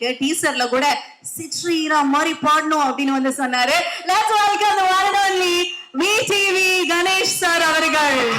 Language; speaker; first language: Tamil; native; Tamil